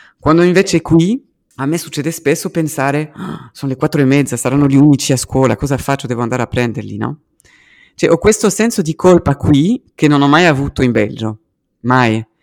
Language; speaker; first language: Italian; early bilingual, heritage; French